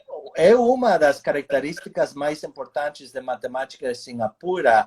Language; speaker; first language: Portuguese; non-native, fluent; English